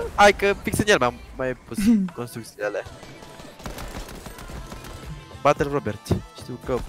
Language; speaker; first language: Romanian; native; Romanian